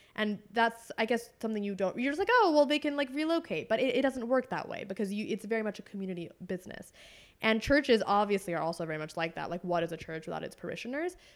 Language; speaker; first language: English; native; English